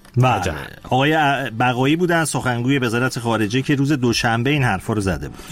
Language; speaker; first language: Persian; native; Persian